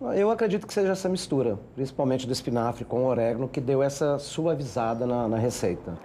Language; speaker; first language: Portuguese; native; Portuguese